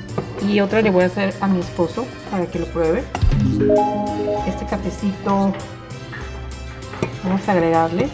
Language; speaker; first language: Spanish; native; Spanish